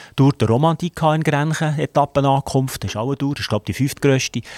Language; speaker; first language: German; native; German